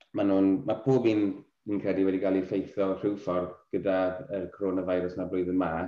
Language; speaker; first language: Welsh; native; Welsh